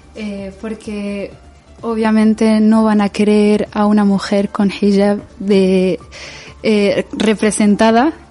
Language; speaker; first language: Spanish; native; Spanish